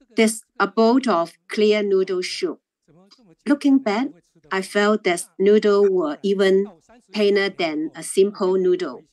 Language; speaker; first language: English; non-native, learner; Chinese